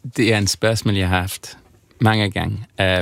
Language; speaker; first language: Danish; non-native, fluent; English